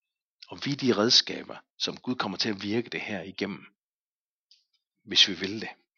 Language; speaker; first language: Danish; native; Danish